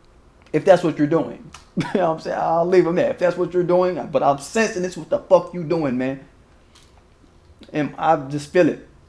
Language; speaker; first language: English; native; English